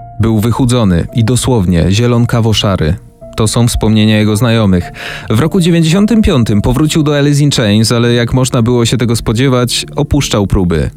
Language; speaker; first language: Polish; native; Polish